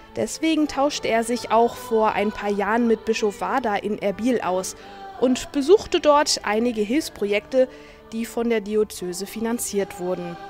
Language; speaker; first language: German; native; German